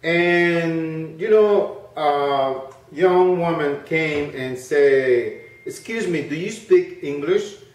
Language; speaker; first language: English; non-native, fluent; Spanish